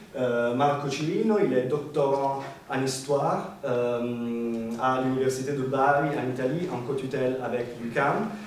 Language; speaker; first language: French; non-native, fluent; Italian